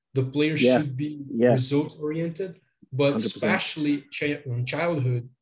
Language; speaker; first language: English; non-native, fluent; Portuguese